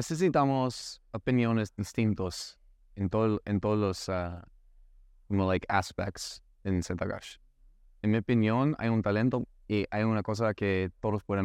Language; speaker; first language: Spanish; non-native, learner; English